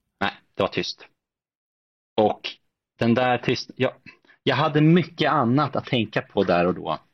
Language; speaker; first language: Swedish; native; Swedish